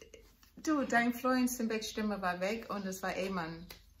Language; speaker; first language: German; non-native, fluent; English